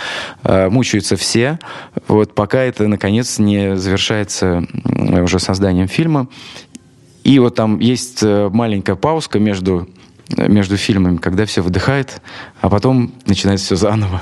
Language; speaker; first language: Russian; native; Russian